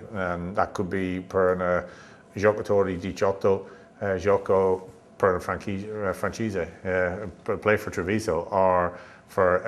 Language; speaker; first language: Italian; non-native, learner; English